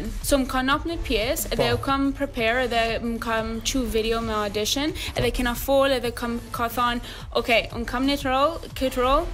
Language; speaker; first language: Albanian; early bilingual, heritage; Albanian